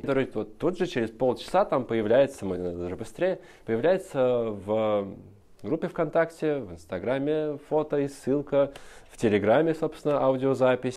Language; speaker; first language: Russian; native; Russian